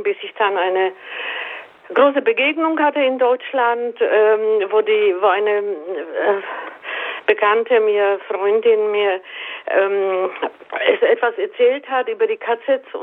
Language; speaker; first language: German; native; German